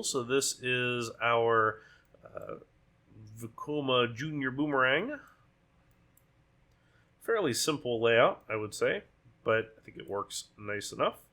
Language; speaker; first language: English; native; English